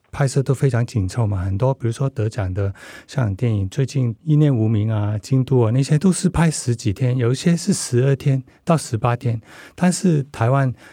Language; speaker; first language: Chinese; non-native, local second language; Cantonese